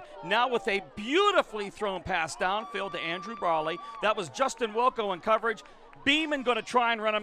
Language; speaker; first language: English; native; English